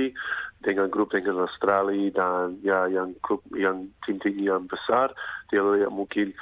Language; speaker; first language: Indonesian; non-native, fluent; English